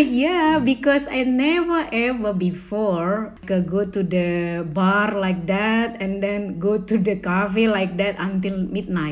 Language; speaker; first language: English; non-native, learner; Indonesian